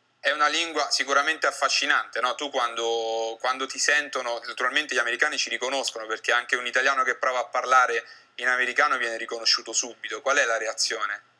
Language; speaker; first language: Italian; native; Italian